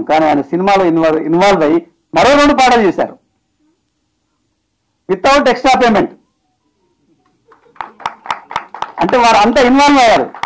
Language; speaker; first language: Telugu; native; Telugu